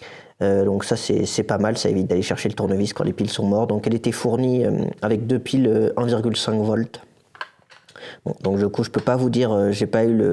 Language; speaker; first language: French; native; French